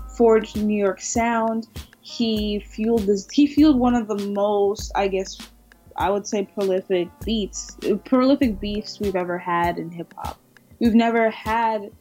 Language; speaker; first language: English; native; English